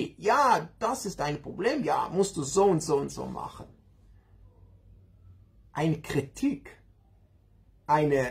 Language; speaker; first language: German; non-native, learner; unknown